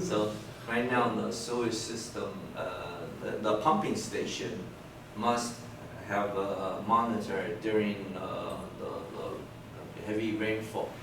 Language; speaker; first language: English; non-native, fluent; Chinese